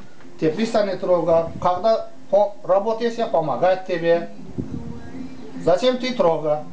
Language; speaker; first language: Russian; non-native, learner; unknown